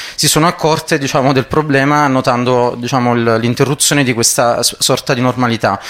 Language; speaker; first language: Italian; native; Italian